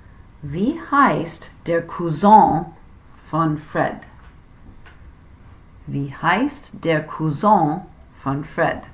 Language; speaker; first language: German; non-native, fluent; English